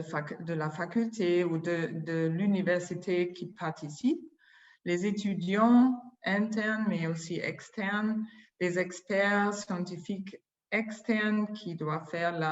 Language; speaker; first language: French; non-native, fluent; German